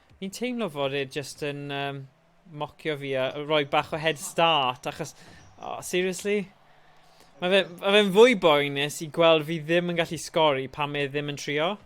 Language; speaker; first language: Welsh; native; Welsh